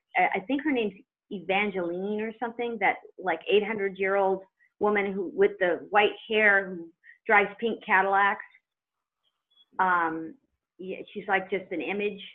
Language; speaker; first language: English; native; English